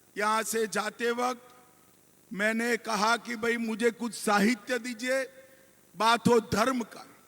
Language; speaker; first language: Hindi; non-native, local second language; Gujarati